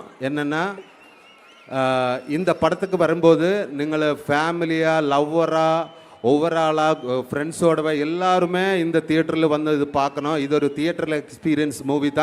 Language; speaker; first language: Tamil; non-native, learner; Malayalam